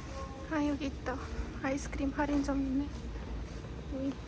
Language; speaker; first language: Korean; non-native, learner; Kazakh